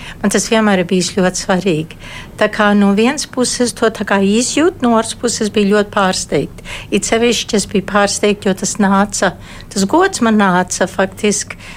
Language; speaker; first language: Latvian; early bilingual, heritage; Latvian